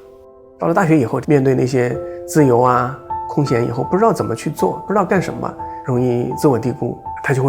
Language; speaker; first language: Chinese; native; Chinese